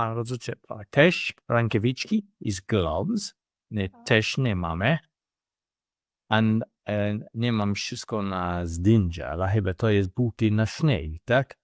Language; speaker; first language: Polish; non-native, learner; English